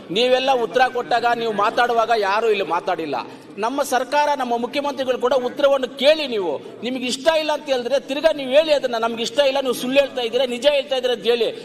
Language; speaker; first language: Kannada; native; Kannada